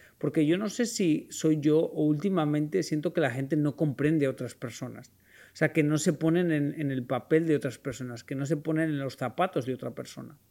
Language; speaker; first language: Spanish; native; Spanish